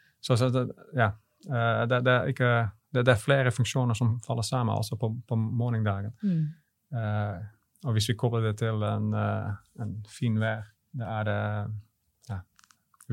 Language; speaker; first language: Swedish; non-native, learner; Dutch